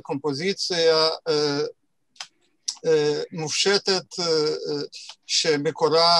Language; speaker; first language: Hebrew; non-native, fluent; Russian